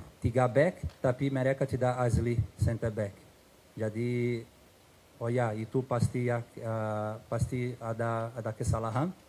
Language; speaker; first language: Indonesian; non-native, fluent; Portuguese